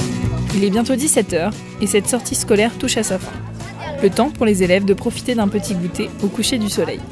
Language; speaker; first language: French; native; French